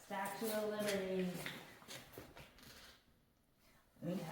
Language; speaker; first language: English; native; English